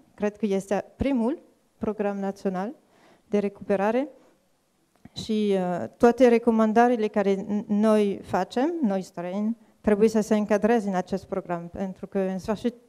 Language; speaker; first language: Romanian; non-native, fluent; French